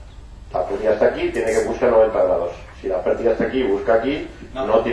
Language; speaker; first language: Spanish; native; Spanish